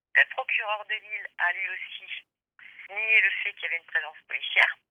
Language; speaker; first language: French; native; French